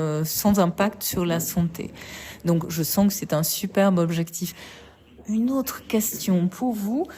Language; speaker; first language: French; native; French